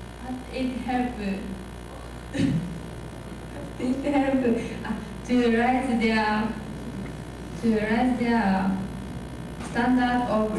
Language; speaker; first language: English; non-native, learner; Japanese